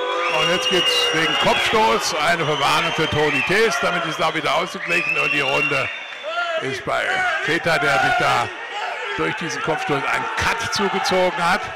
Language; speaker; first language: German; native; German